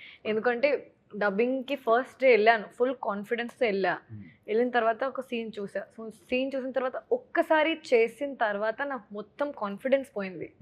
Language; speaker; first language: Telugu; non-native, fluent; Hindi